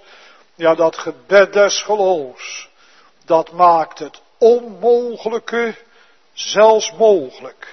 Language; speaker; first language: Dutch; native; Dutch